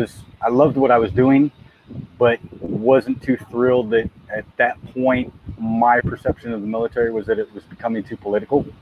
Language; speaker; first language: English; native; English